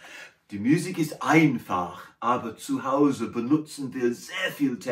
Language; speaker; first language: German; non-native, fluent; English